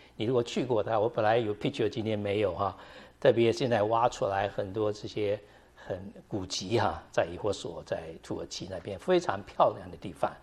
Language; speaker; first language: Chinese; native; Chinese